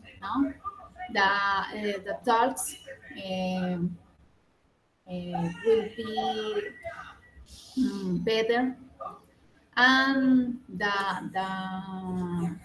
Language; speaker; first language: English; non-native, learner; Spanish